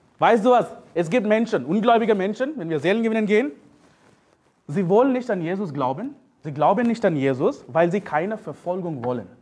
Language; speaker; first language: German; non-native, fluent; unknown